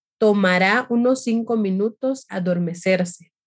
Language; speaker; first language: Spanish; non-native, fluent; English